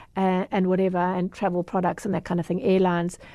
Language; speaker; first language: English; native; English